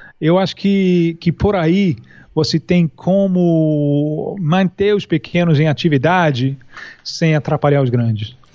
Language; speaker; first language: Portuguese; non-native, fluent; English